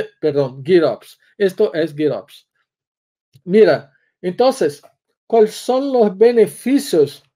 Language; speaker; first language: Spanish; non-native, learner; Portuguese